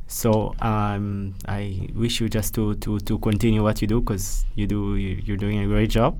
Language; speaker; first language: English; non-native, fluent; Hebrew